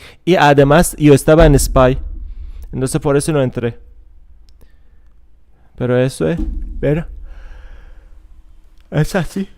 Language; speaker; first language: Spanish; non-native, fluent; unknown